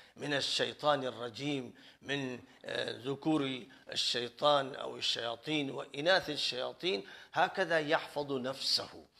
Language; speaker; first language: Arabic; non-native, fluent; Urdu